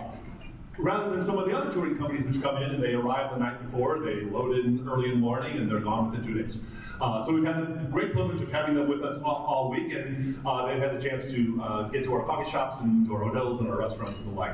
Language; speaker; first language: English; native; English